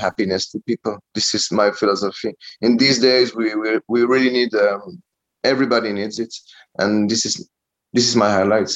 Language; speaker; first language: English; non-native, learner; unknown